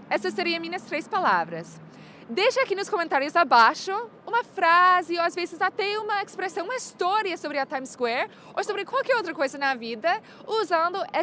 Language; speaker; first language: Portuguese; non-native, fluent; English